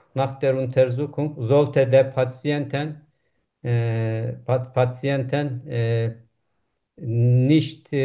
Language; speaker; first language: German; non-native, learner; Turkish